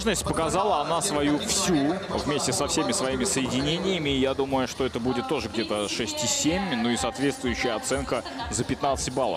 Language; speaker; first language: Russian; native; Russian